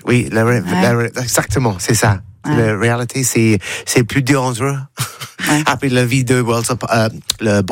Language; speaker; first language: French; non-native, learner; English